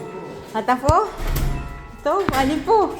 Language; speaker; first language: Hebrew; non-native, learner; Filipino